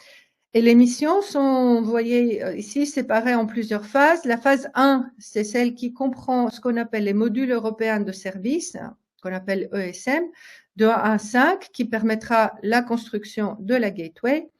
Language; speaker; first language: French; native; French